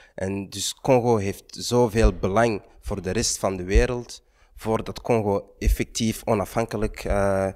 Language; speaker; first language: Dutch; early bilingual, other home language; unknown